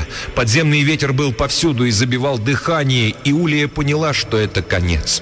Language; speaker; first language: Russian; native; Russian